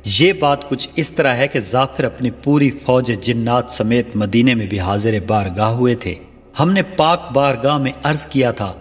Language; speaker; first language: Urdu; non-native, local second language; Saraiki